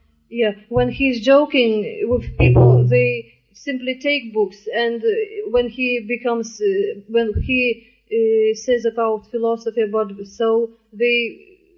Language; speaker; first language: English; non-native, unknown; Lithuanian